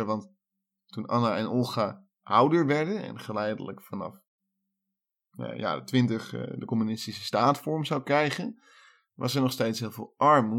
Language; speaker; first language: Dutch; native; Dutch